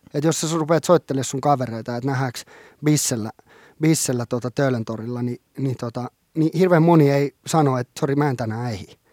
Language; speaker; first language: Finnish; non-native, local second language; Swedish